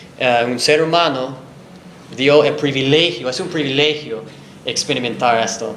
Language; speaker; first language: Spanish; non-native, fluent; English